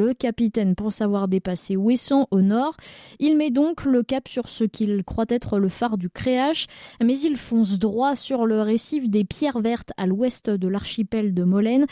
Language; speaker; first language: French; native; French